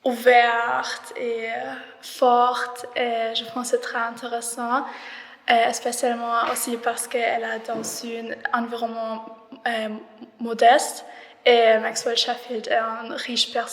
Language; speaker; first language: French; non-native, learner; German